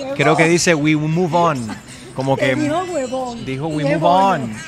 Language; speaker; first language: Spanish; early bilingual, heritage; Spanish